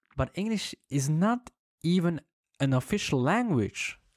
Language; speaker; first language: English; non-native, fluent; Swiss German